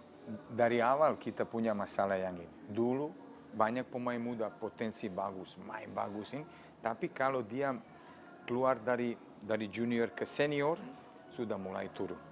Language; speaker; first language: Indonesian; non-native, fluent; Serbian